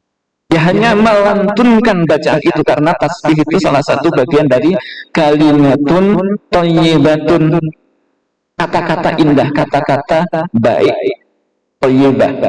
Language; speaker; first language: Indonesian; non-native, local second language; Javanese